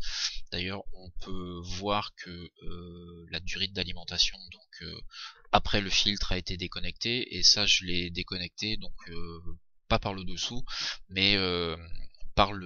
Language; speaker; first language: French; native; French